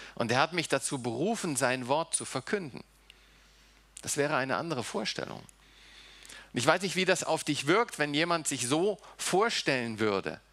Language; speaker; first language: German; early bilingual, heritage; German